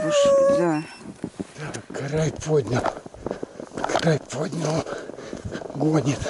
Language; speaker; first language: Russian; native; Russian